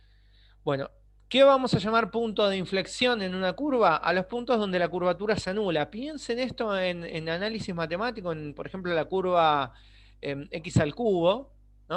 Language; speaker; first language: Spanish; native; Spanish